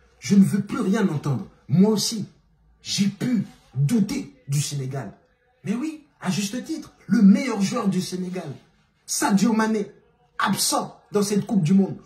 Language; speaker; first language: French; non-native, local second language; Bambara